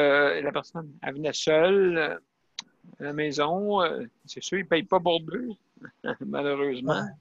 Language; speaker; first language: French; native; French